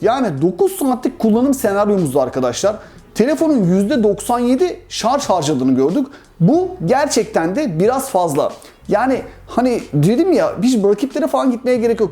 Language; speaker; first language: Turkish; native; Turkish